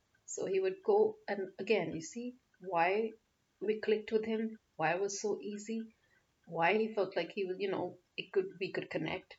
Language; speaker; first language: English; non-native, local second language; Urdu